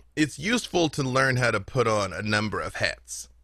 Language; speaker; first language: English; native; English